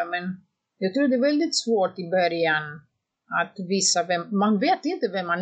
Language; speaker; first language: Swedish; non-native, fluent; Greek